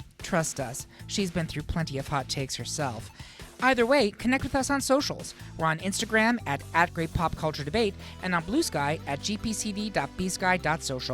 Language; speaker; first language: English; native; English